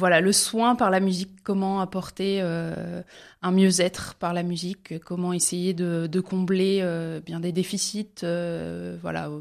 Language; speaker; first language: French; native; French